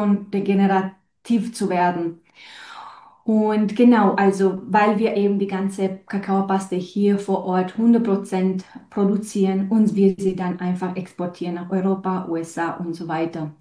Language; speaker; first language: German; non-native, fluent; Romanian